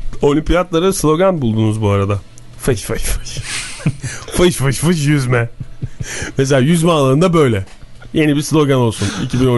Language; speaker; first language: Turkish; native; Turkish